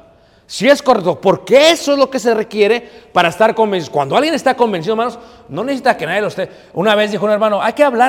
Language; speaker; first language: Spanish; native; Spanish